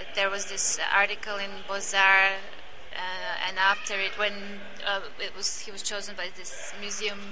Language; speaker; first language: English; non-native, fluent; Croatian